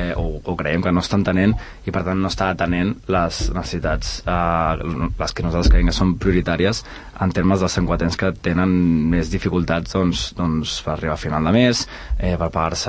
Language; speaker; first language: Catalan; native; Catalan